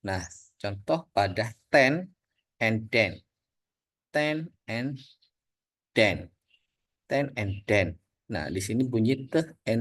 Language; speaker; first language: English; non-native, learner; Indonesian